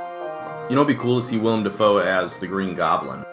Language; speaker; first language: English; native; English